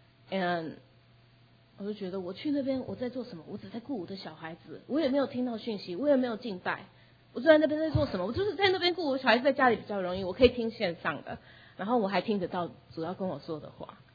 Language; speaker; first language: Chinese; early bilingual, heritage; Chinese